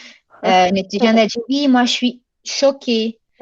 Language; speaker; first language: French; non-native, fluent; Portuguese